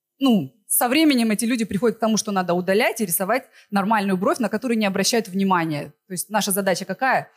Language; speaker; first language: Russian; native; Russian